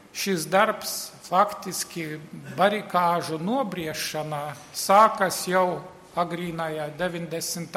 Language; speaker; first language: Latvian; native; Latvian